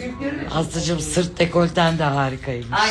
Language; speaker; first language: Turkish; native; Turkish